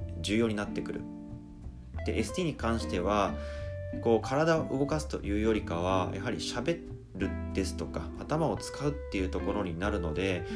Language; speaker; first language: Japanese; native; Japanese